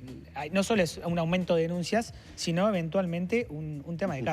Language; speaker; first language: Spanish; native; Spanish